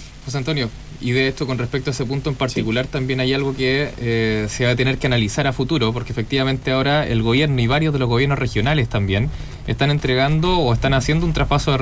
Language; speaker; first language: Spanish; native; Spanish